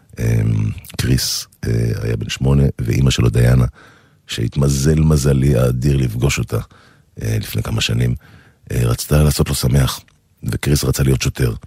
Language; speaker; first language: Hebrew; native; Hebrew